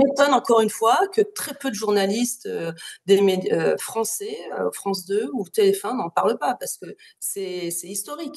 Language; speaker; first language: French; native; French